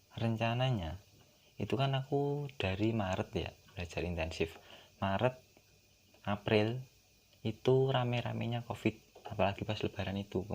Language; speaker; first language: Indonesian; non-native, local second language; Javanese